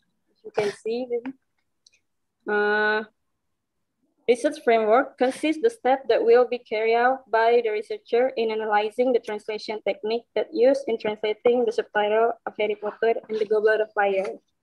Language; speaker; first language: English; non-native, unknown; Indonesian